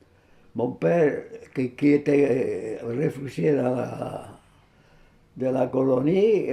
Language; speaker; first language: French; non-native, fluent; Spanish